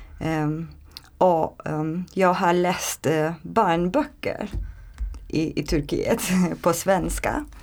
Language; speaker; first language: Swedish; non-native, learner; Turkish